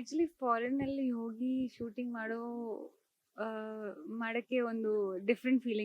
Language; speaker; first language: Kannada; non-native, local second language; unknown